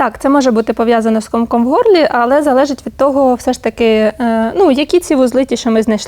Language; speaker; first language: Ukrainian; native; Ukrainian